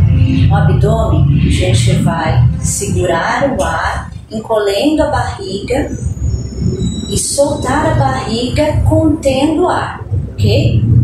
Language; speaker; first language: Portuguese; native; Portuguese